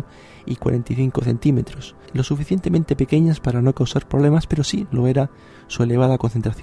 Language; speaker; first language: Spanish; native; Spanish